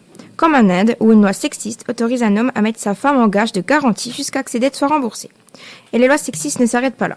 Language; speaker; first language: French; native; French